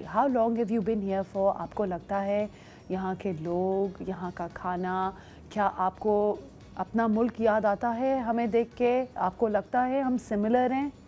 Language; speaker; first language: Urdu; native; Urdu